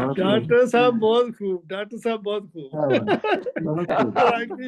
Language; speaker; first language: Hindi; non-native, local second language; Punjabi